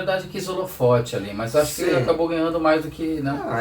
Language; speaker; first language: Portuguese; native; Portuguese